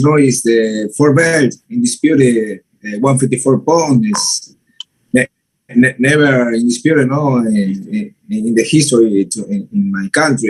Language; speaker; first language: English; non-native, learner; Spanish